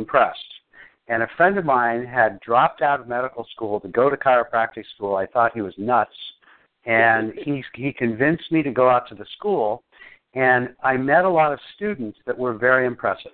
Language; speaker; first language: English; native; English